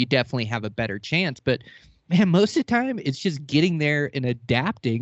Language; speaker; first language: English; native; English